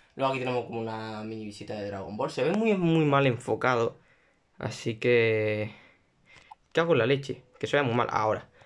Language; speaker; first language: Spanish; native; Spanish